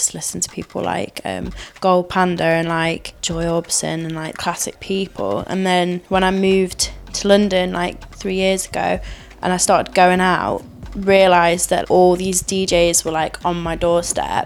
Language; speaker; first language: English; native; English